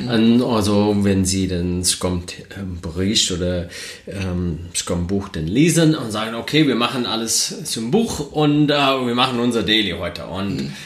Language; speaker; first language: German; non-native, learner; English